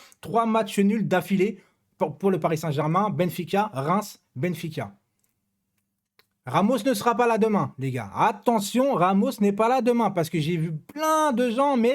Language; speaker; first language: French; native; French